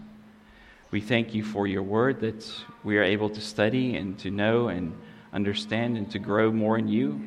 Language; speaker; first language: English; non-native, local second language; Afrikaans